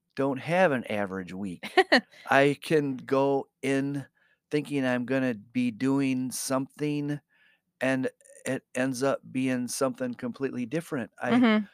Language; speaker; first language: English; native; English